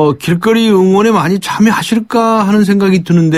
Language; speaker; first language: Korean; native; Korean